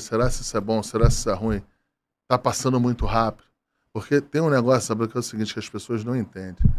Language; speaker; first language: Portuguese; native; Portuguese